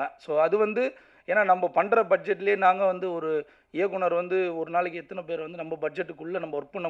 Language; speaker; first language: Tamil; native; Tamil